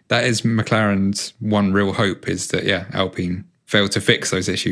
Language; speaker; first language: English; native; English